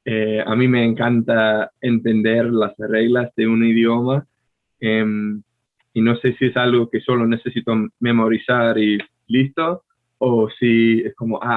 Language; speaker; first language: Spanish; non-native, fluent; English